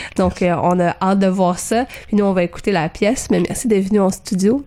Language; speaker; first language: French; native; French